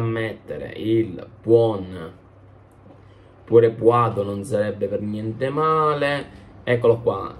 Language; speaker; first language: Italian; native; Italian